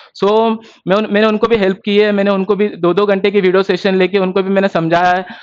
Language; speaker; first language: Hindi; non-native, local second language; Marathi